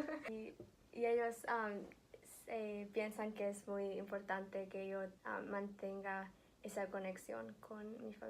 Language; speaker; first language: Spanish; early bilingual, heritage; Spanish